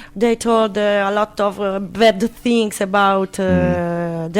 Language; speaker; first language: English; non-native, learner; Italian